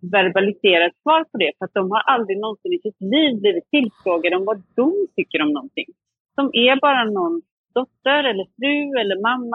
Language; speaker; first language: Swedish; native; Swedish